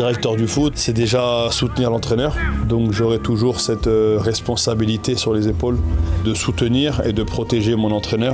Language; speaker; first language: French; native; French